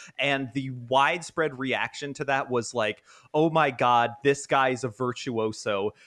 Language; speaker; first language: English; native; English